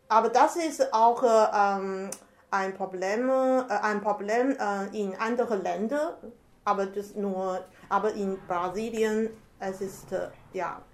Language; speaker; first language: German; non-native, learner; Chinese